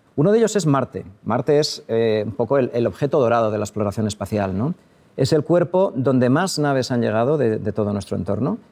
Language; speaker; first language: Spanish; native; Spanish